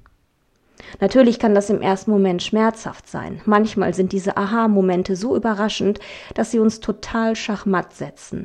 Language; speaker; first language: German; native; German